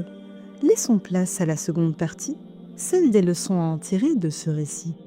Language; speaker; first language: French; native; French